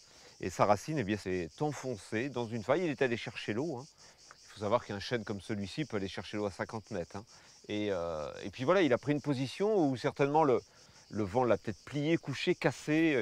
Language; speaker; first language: French; native; French